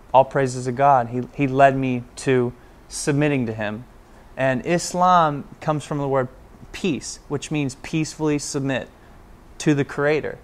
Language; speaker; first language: English; native; English